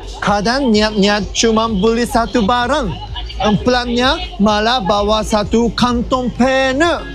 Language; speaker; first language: Indonesian; non-native, fluent; Japanese